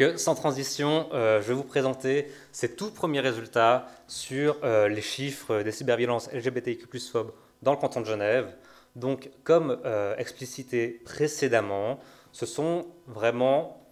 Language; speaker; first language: French; native; French